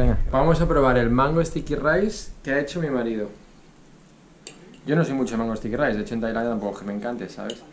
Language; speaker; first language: Spanish; native; Spanish